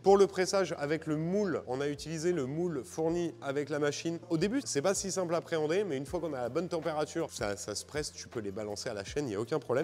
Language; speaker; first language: French; native; French